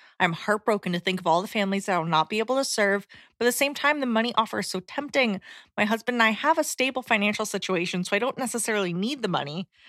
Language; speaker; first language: English; native; English